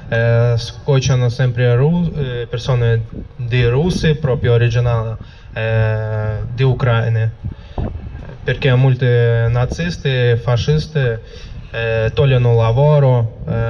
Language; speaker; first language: Italian; non-native, learner; Russian